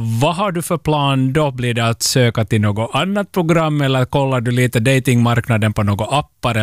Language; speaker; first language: Swedish; native; Swedish